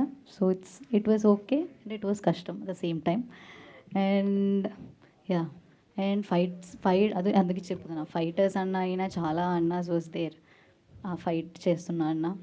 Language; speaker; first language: Telugu; non-native, learner; Malayalam